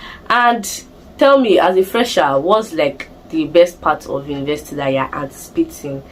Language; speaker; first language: English; non-native, local second language; Igbo